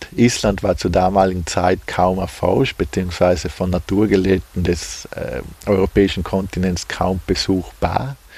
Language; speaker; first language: German; native; German